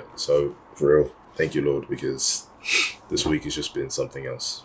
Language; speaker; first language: English; native; English